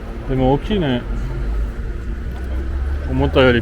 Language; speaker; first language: Japanese; non-native, learner; French